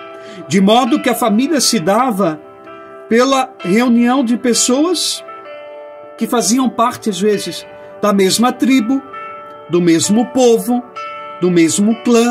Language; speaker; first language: Portuguese; native; Portuguese